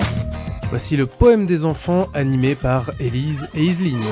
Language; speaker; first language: French; native; French